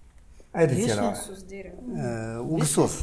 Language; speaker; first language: Russian; non-native, learner; Chinese